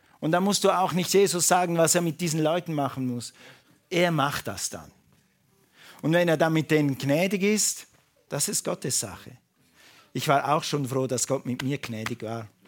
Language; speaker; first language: German; non-native, fluent; English